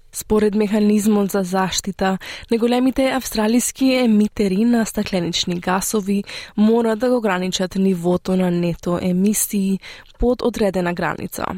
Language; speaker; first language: Macedonian; native; Macedonian